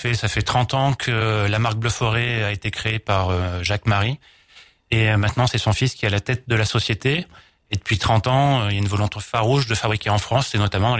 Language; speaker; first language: French; native; French